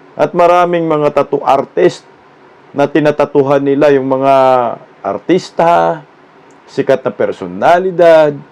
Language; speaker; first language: Filipino; non-native, local second language; Cebuano